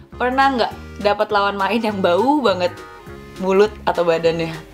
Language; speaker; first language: Indonesian; native; Indonesian